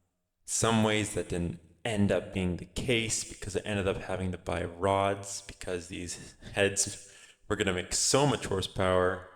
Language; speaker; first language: English; native; English